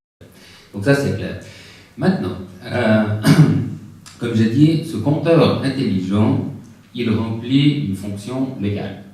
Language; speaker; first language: French; native; French